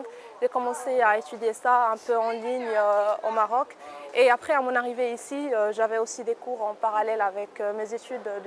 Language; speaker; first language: French; non-native, local second language; Arabic